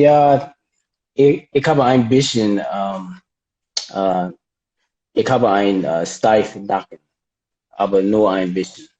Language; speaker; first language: German; non-native, learner; English